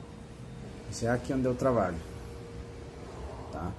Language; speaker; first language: Portuguese; non-native, fluent; Spanish